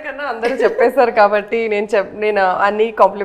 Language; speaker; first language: Telugu; early bilingual, heritage; Telugu